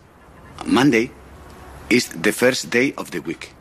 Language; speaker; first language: English; non-native, learner; Spanish